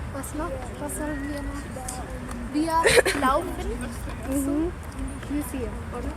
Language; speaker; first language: German; non-native, learner; Malayalam